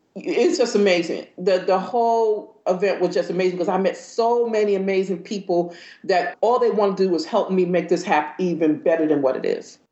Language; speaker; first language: English; native; English